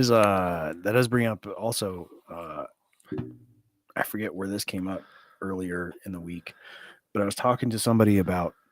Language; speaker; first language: English; native; English